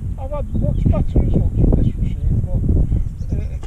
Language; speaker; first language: English; native; English